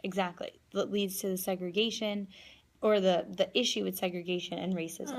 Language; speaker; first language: English; native; English